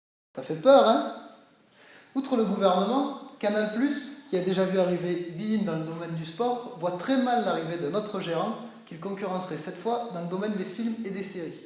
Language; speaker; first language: French; native; French